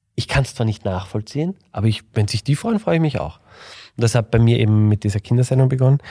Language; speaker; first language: German; native; German